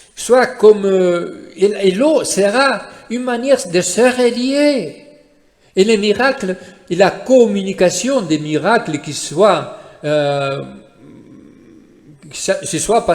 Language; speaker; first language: French; non-native, fluent; Spanish